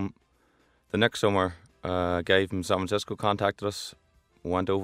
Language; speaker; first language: English; native; English